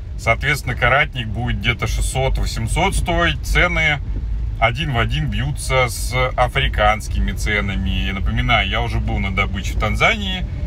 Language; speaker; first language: Russian; native; Russian